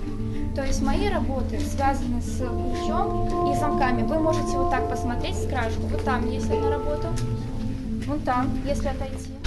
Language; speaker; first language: Russian; native; Russian